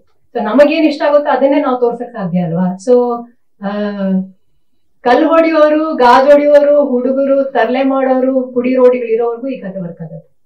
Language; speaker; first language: Kannada; native; Kannada